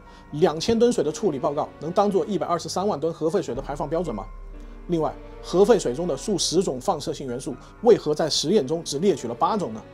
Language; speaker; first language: Chinese; native; Chinese